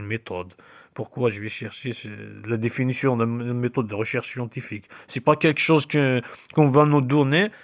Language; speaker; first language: French; non-native, local second language; Kabyle